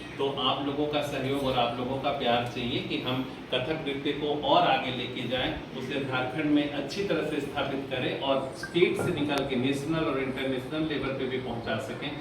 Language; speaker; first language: Hindi; non-native, local second language; Bangla